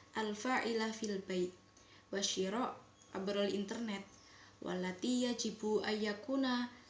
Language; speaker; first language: Arabic; non-native, learner; Indonesian